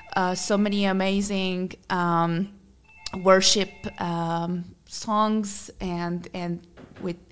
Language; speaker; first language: English; non-native, fluent; Hungarian